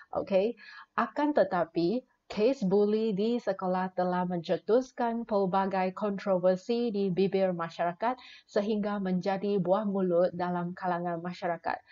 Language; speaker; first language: Malay; non-native, local second language; Chinese